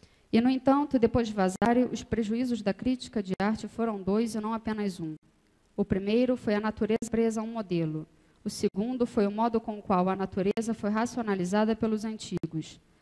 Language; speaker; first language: Portuguese; native; Portuguese